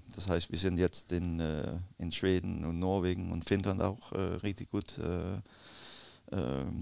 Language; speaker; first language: German; non-native, learner; Danish